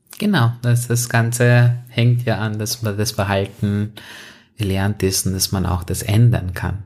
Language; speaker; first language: German; non-native, fluent; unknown